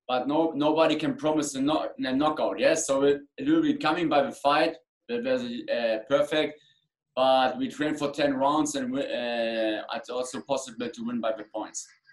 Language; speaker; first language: English; non-native, learner; German